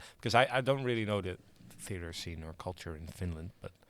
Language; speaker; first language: English; non-native, fluent; Dutch